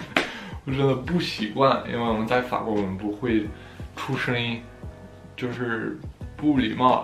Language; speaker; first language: Chinese; non-native, fluent; French